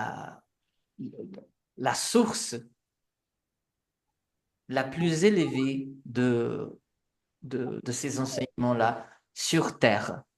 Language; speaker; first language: French; non-native, fluent; Portuguese